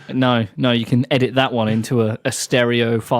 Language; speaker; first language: English; native; English